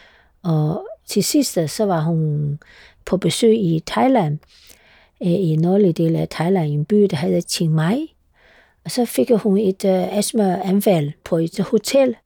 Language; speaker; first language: Danish; non-native, fluent; Chinese